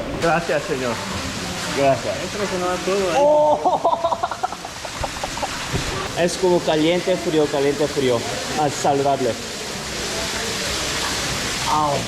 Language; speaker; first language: Spanish; non-native, learner; Korean